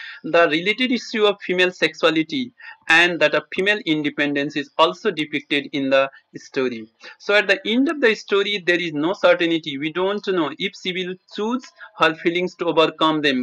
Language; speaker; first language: English; non-native, local second language; Nepali